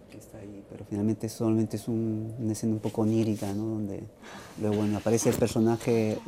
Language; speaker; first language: Spanish; native; Spanish